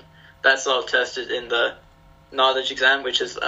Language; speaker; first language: English; native; English